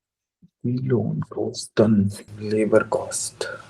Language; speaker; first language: German; non-native, fluent; Hindi